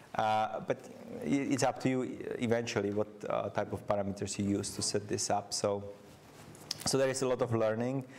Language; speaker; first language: English; non-native, fluent; Czech